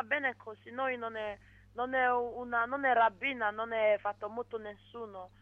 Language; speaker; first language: Italian; non-native, learner; English